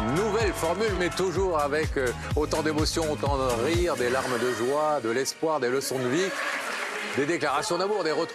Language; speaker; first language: French; native; French